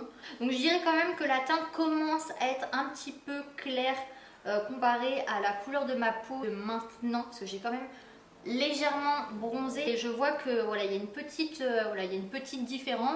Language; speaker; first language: French; native; French